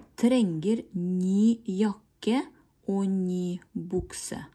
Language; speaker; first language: Norwegian; non-native, fluent; Russian